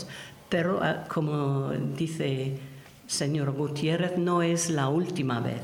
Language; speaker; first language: Spanish; non-native, learner; English